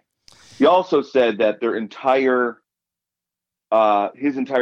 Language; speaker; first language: English; native; English